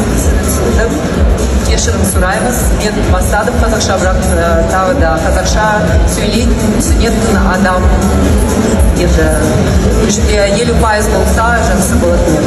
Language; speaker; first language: Kazakh; non-native, local second language; Russian